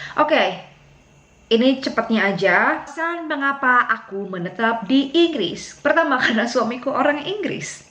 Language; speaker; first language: Indonesian; native; Indonesian